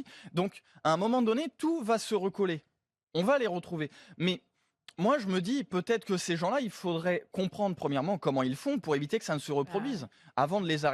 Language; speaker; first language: French; native; French